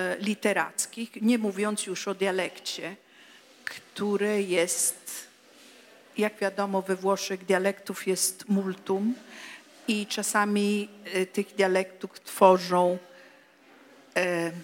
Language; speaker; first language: Polish; non-native, fluent; Italian